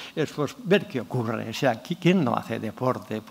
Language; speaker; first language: Spanish; non-native, local second language; Catalan